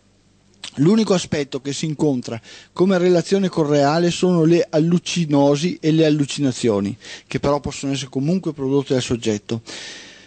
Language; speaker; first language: Italian; native; Italian